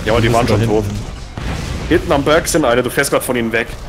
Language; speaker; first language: German; native; German